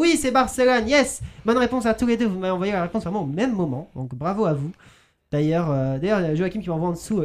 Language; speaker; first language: French; native; French